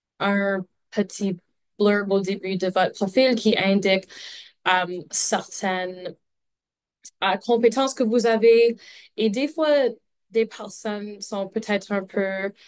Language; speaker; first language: French; non-native, local second language; English